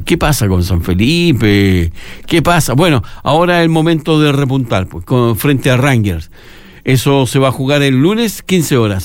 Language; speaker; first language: Spanish; native; Spanish